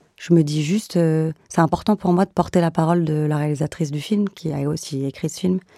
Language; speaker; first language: French; native; French